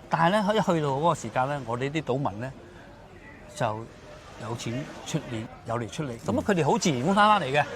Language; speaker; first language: Cantonese; native; Cantonese